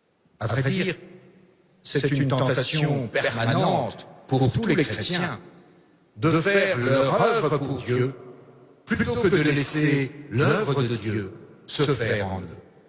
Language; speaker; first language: French; native; French